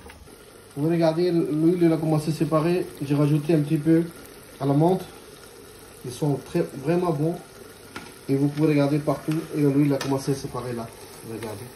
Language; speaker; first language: French; non-native, learner; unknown